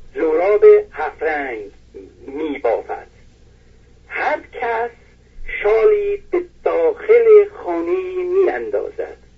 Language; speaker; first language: Persian; non-native, local second language; Azerbaijani